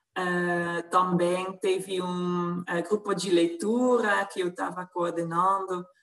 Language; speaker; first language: Portuguese; non-native, fluent; Dutch